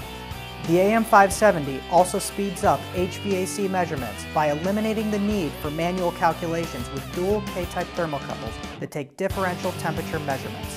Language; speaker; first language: English; native; English